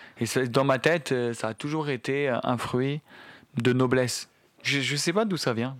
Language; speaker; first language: French; non-native, local second language; Arabic